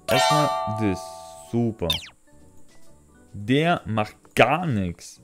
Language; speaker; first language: German; non-native, learner; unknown